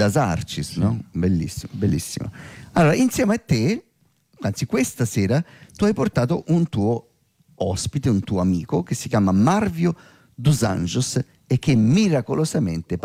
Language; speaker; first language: Italian; native; Italian